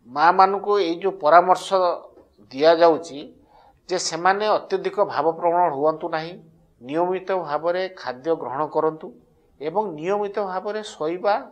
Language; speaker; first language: Odia; native; Odia